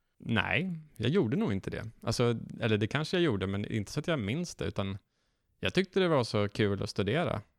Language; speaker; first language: Swedish; native; Swedish